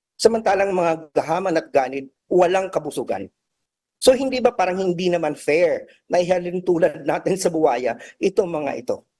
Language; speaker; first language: Filipino; native; Filipino